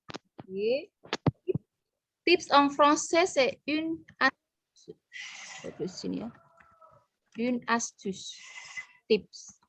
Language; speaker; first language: French; non-native, fluent; Indonesian